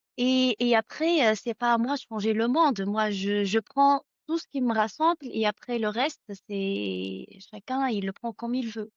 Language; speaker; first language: French; non-native, local second language; Arabic